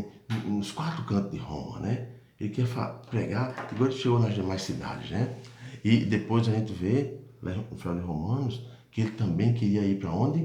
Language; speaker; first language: Portuguese; native; Portuguese